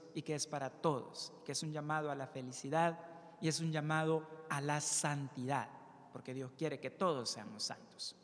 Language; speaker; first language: Spanish; native; Spanish